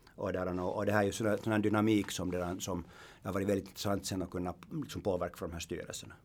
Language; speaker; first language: Swedish; non-native, local second language; Finnish